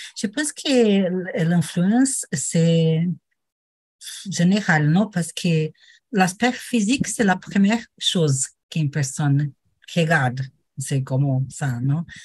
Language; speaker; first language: French; non-native, learner; Portuguese